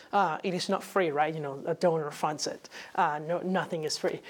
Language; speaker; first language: English; non-native, fluent; Spanish